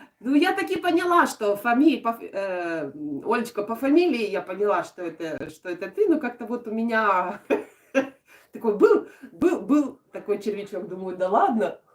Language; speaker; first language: Russian; native; Russian